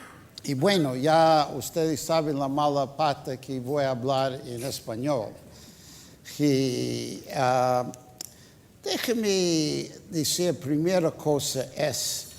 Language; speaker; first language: Spanish; non-native, fluent; English